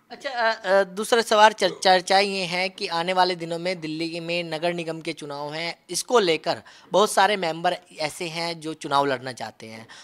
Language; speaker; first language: Hindi; native; Hindi